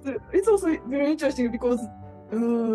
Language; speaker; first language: English; non-native, learner; Japanese